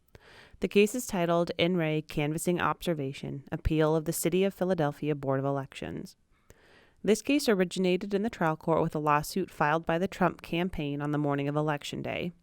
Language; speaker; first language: English; native; English